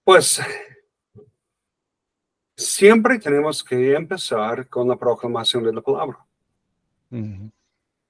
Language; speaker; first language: Spanish; non-native, fluent; English